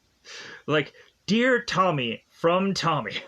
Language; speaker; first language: English; native; English